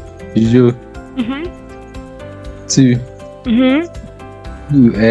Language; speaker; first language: French; non-native, learner; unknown